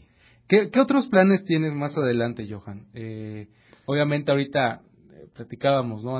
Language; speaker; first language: Spanish; native; Spanish